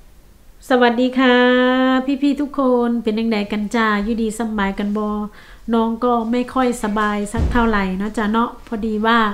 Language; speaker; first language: Thai; non-native, local second language; Lao